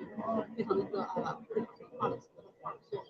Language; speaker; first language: Chinese; native; Chinese